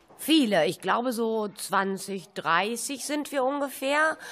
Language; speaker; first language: German; native; German